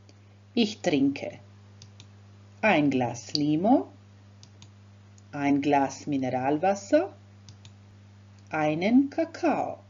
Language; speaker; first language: German; non-native, fluent; Croatian